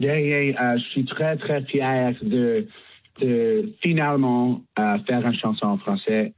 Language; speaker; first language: French; non-native, fluent; English